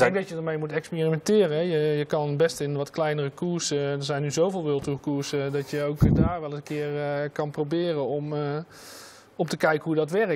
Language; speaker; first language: Dutch; native; Dutch